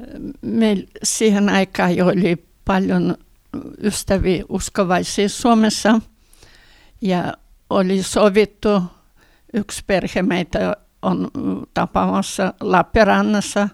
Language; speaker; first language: Finnish; early bilingual, heritage; Finnish